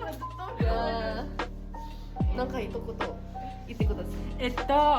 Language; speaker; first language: Japanese; early bilingual, other home language; Filipino